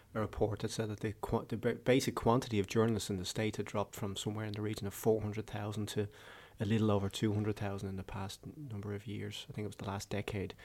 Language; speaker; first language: English; native; English